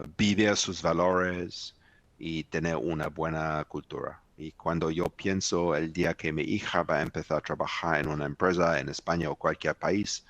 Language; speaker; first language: Spanish; non-native, fluent; English